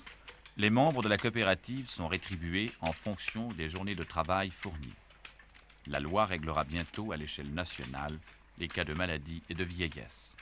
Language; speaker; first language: French; native; French